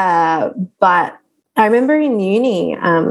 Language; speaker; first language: English; native; English